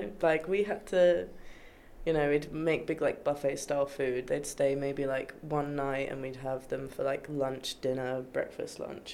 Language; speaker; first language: English; native; English